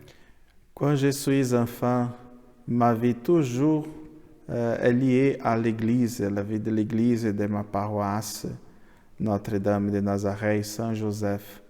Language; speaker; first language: French; non-native, learner; Portuguese